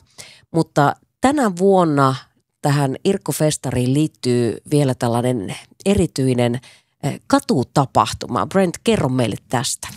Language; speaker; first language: Finnish; native; Finnish